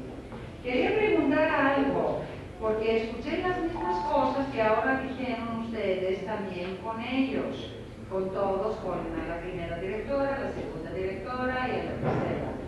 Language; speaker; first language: Spanish; non-native, fluent; Greek